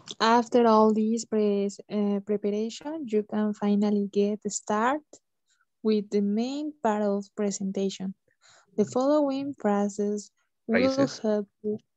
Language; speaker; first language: English; non-native, learner; Spanish